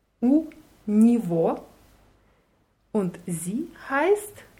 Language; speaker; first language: German; non-native, fluent; Russian